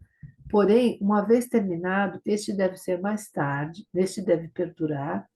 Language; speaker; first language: Portuguese; native; Portuguese